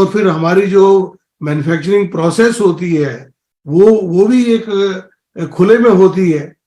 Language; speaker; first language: Hindi; native; Hindi